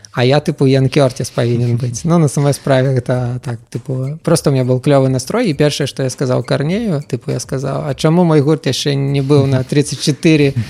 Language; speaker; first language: Belarusian; non-native, local second language; Russian